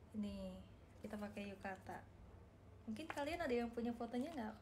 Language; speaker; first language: Indonesian; native; Indonesian